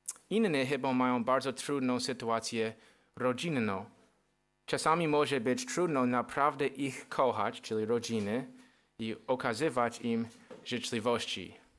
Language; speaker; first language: Polish; non-native, fluent; English